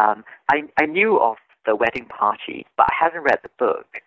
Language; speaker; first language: English; native; English